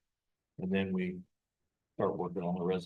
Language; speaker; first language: English; native; English